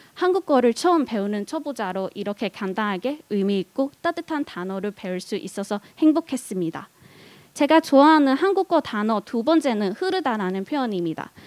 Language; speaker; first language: Korean; non-native, fluent; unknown